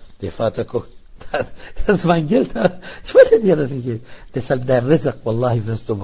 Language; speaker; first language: German; non-native, fluent; Arabic